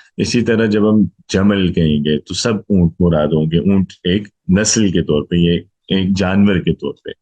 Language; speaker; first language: Urdu; non-native, local second language; Punjabi